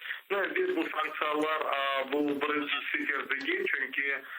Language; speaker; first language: Turkish; non-native, learner; Crimean Tatar